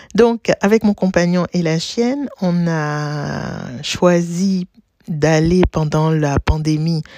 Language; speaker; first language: French; native; French